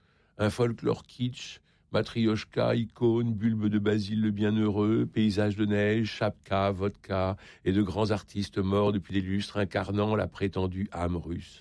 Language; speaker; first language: French; native; French